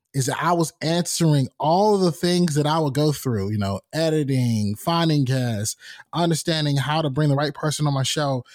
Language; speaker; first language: English; native; English